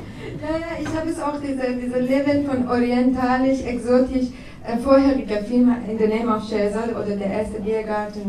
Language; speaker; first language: German; non-native, learner; Persian